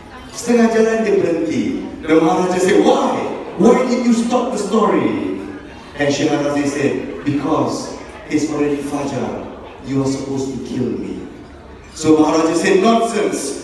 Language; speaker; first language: English; non-native, local second language; Malay